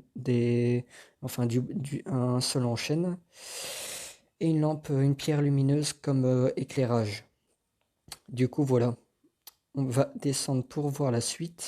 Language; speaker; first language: French; native; French